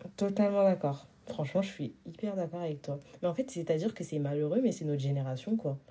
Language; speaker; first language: French; early bilingual, other home language; Wolof